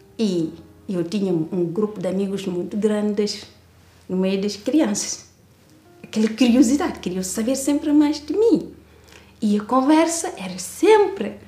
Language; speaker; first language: Portuguese; non-native, fluent; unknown